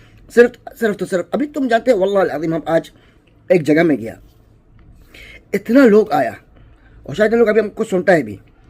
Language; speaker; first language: Hindi; non-native, learner; Arabic